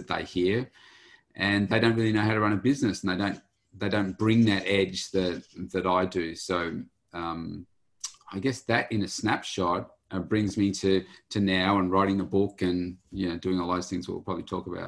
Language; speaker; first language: English; native; English